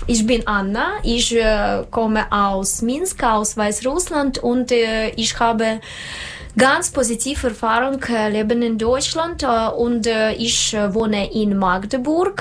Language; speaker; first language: German; non-native, learner; Russian